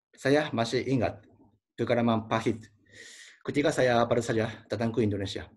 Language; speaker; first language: Indonesian; non-native, learner; Japanese